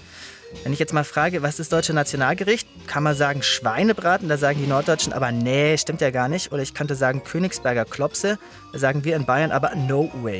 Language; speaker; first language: German; native; German